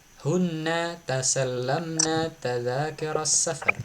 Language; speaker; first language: Arabic; non-native, fluent; Indonesian